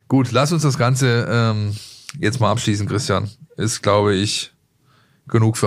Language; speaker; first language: German; native; German